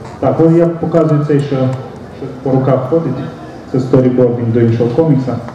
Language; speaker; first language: Ukrainian; non-native, local second language; Romanian